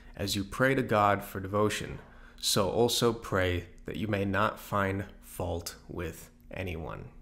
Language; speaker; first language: English; native; English